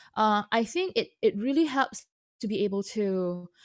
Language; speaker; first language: English; non-native, fluent; Indonesian